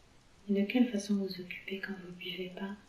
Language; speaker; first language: French; native; French